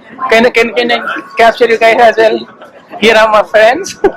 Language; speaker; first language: English; non-native, local second language; Telugu